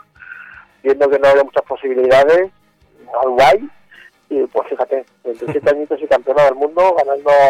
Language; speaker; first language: Spanish; native; Spanish